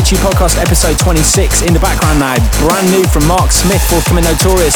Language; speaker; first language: English; native; English